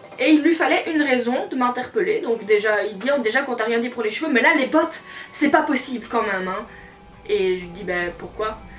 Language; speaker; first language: French; native; French